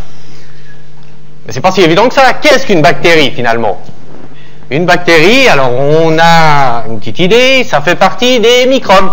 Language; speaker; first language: French; native; French